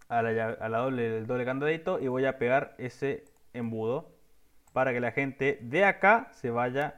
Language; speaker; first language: Spanish; native; Spanish